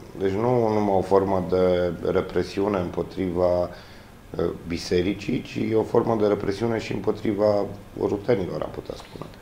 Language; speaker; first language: Romanian; native; Romanian